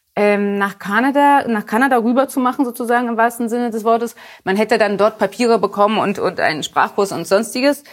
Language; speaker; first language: German; early bilingual, other home language; Polish